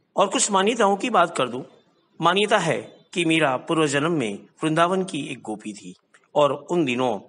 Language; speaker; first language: Hindi; non-native, local second language; Gujarati